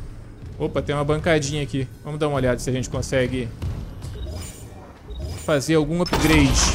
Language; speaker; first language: Portuguese; native; Portuguese